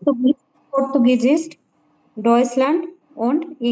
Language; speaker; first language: German; non-native, learner; Bangla